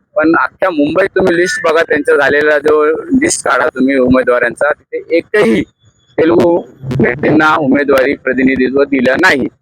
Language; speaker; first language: Marathi; non-native, local second language; Telugu